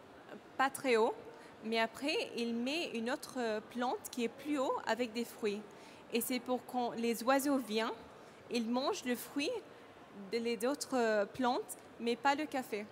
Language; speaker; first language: French; non-native, learner; Arabic